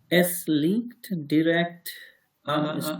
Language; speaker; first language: German; non-native, learner; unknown